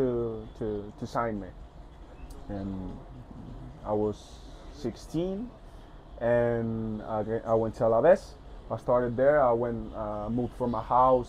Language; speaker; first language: English; early bilingual, other home language; Spanish